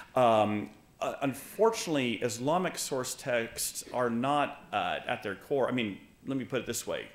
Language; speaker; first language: English; native; English